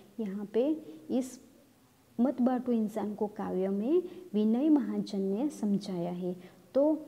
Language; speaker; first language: Hindi; non-native, local second language; Gamit